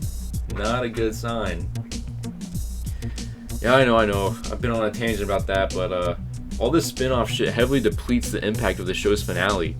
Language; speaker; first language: English; native; English